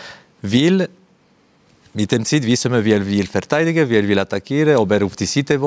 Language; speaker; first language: German; non-native, fluent; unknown